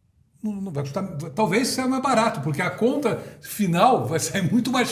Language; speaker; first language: Portuguese; native; Portuguese